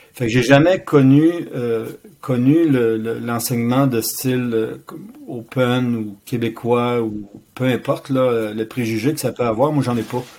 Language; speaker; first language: French; native; French